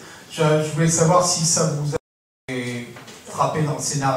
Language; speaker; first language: French; native; French